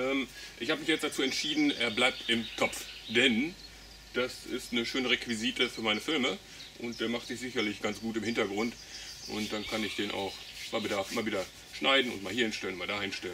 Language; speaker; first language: German; native; German